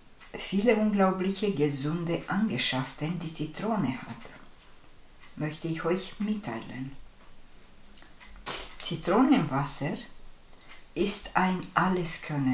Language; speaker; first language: German; non-native, fluent; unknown